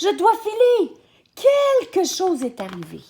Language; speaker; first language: French; native; French